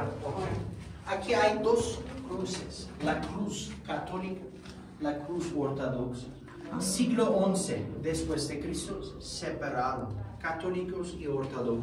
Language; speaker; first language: Spanish; non-native, fluent; Turkish